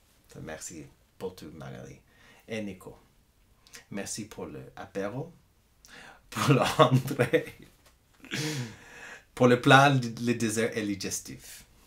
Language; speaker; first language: French; non-native, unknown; English